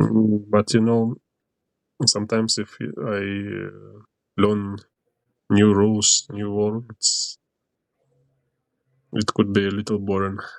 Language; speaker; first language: English; non-native, learner; Ukrainian